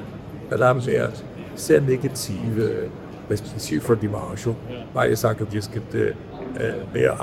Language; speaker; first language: German; non-native, learner; Danish